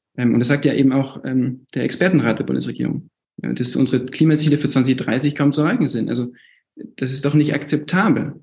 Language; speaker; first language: German; native; German